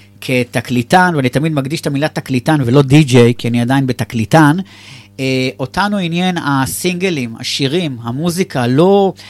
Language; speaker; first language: Hebrew; native; Hebrew